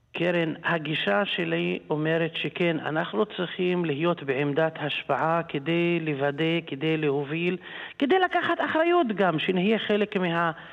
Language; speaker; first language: Hebrew; non-native, local second language; Arabic